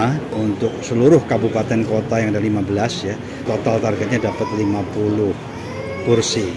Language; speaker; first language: Indonesian; native; Indonesian